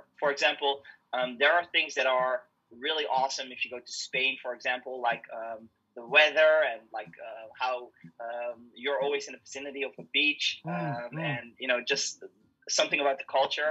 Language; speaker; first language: English; non-native, fluent; Dutch